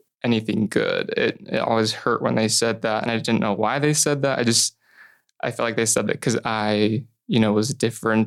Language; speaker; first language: English; native; English